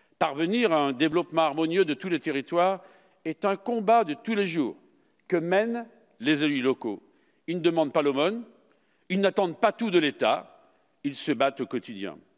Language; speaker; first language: French; native; French